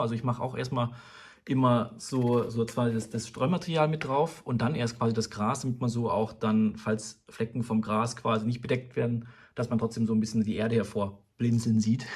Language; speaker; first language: German; native; German